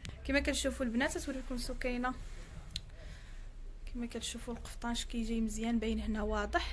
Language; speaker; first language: Arabic; native; Arabic